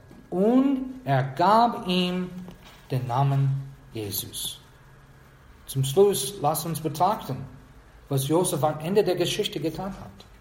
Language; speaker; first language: German; non-native, fluent; English